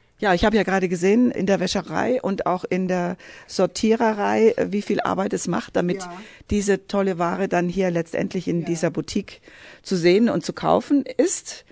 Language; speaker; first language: German; native; German